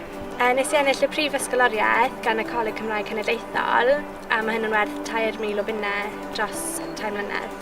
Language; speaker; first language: Welsh; native; Welsh